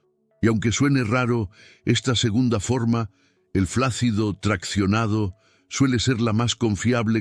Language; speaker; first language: Spanish; native; Spanish